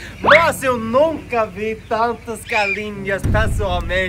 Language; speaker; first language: Portuguese; non-native, learner; English